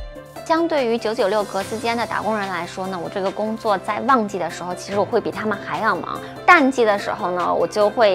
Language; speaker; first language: Chinese; native; Chinese